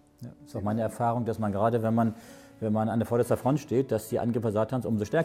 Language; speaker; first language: German; native; German